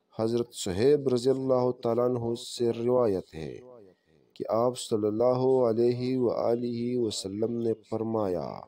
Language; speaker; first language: Urdu; native; Urdu